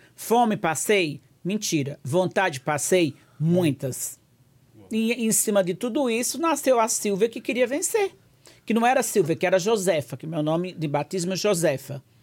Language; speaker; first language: Portuguese; native; Portuguese